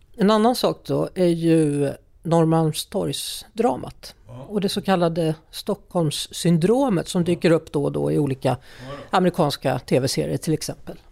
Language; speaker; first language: Swedish; native; Swedish